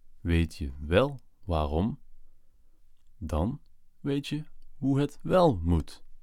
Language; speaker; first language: Dutch; native; Dutch